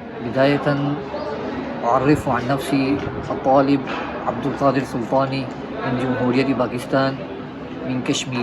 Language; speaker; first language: Arabic; non-native, fluent; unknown